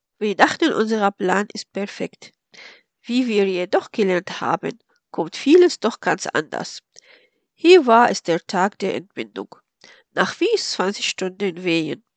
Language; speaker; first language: German; non-native, fluent; Arabic